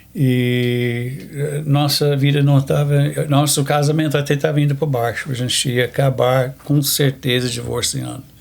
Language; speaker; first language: Portuguese; non-native, fluent; English